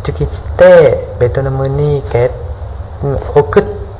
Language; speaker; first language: Japanese; non-native, learner; Vietnamese